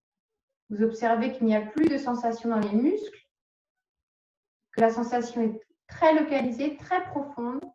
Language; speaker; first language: French; native; French